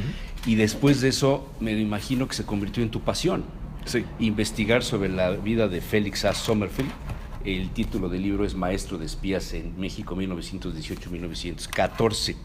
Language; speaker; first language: Spanish; native; Spanish